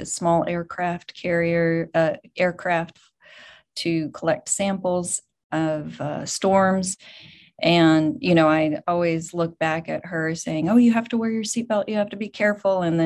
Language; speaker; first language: English; native; English